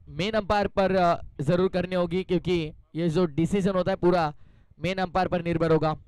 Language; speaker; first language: Hindi; non-native, local second language; Marathi